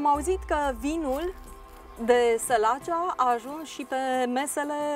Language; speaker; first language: Romanian; native; Romanian